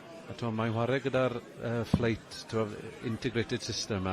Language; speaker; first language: Welsh; native; Welsh